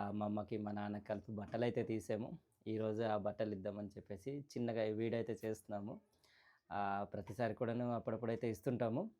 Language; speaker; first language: Telugu; non-native, local second language; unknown